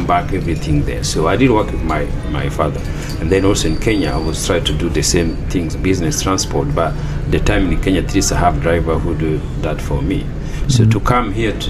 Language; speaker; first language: English; non-native, local second language; Kinyarwanda